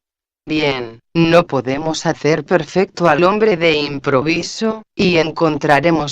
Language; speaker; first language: Spanish; native; Spanish